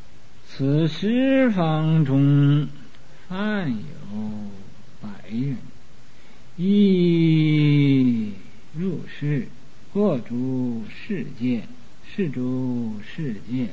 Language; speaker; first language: Chinese; native; Chinese